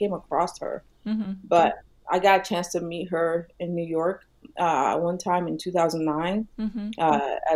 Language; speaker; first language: English; non-native, local second language; Yoruba